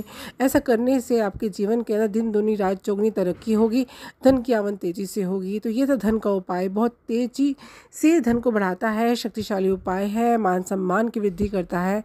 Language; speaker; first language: Hindi; native; Hindi